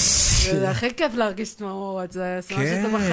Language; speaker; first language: Hebrew; native; Hebrew